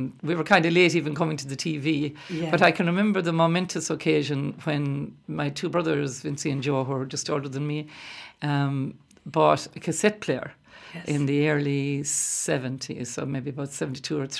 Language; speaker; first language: English; native; English